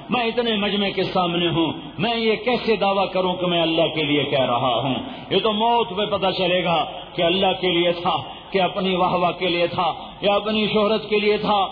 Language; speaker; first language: Urdu; non-native, local second language; Punjabi